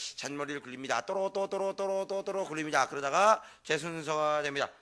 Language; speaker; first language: Korean; native; Korean